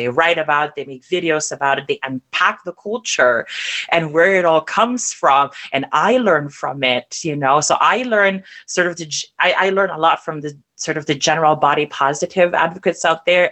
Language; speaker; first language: English; non-native, local second language; German